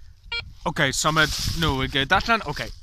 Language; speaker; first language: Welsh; non-native, learner; English